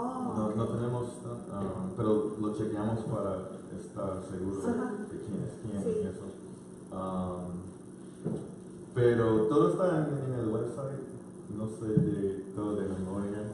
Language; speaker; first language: Spanish; non-native, learner; English